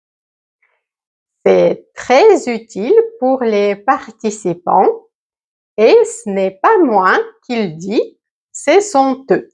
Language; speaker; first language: French; native; French